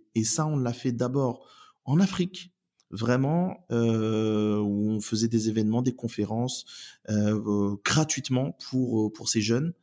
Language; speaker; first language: French; native; French